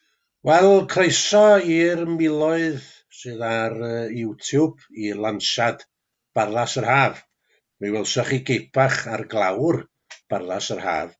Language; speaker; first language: Welsh; native; Welsh